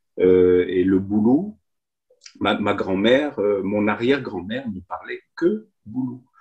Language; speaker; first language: French; native; French